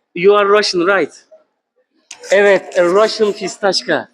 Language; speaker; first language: English; non-native, learner; Turkish